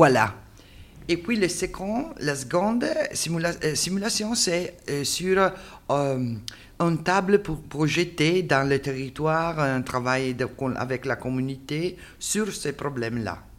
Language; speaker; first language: French; non-native, learner; Italian